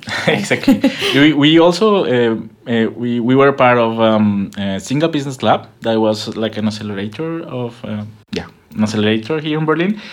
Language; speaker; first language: English; non-native, fluent; Spanish